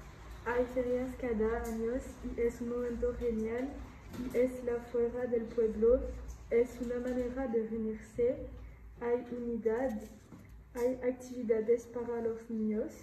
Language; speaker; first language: Spanish; non-native, learner; French